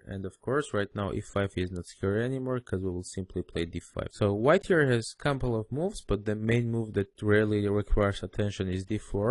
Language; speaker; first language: English; non-native, fluent; Russian